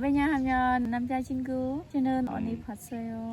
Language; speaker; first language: Korean; non-native, learner; Khmer